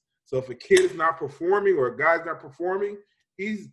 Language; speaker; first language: English; native; English